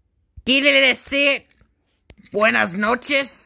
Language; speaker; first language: Spanish; non-native, learner; English